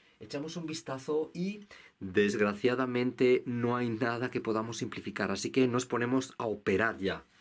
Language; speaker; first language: Spanish; native; Spanish